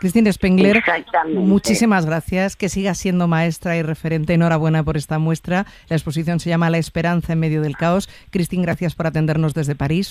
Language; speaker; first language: Spanish; native; Spanish